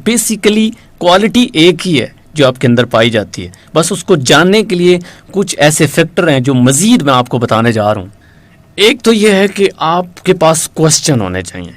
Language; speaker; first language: Urdu; native; Urdu